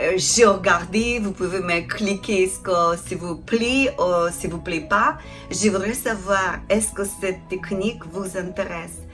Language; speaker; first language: French; non-native, learner; Ukrainian